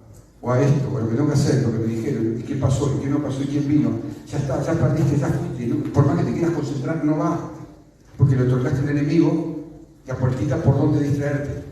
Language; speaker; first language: Spanish; native; Spanish